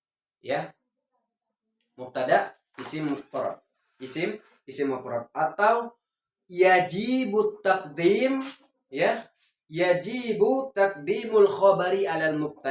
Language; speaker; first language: Arabic; non-native, fluent; Indonesian